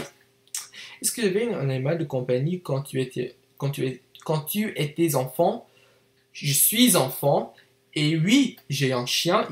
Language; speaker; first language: French; non-native, learner; English